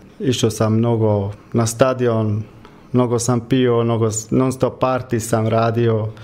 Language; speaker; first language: Croatian; early bilingual, heritage; Croatian